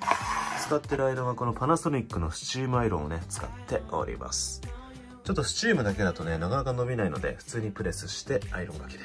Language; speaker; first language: Japanese; native; Japanese